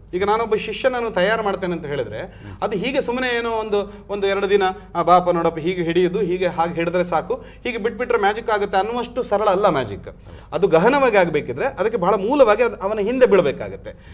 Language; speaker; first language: Kannada; non-native, local second language; Tulu